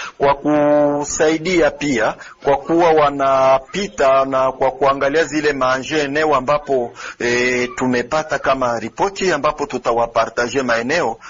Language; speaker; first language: Swahili; native; Swahili